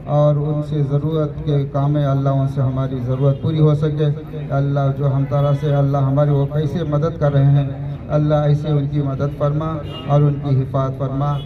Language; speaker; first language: Urdu; native; Urdu